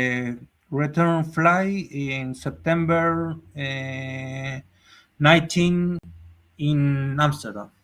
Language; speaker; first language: English; non-native, learner; Spanish